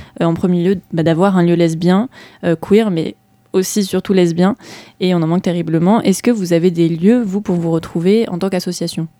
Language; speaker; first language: French; native; French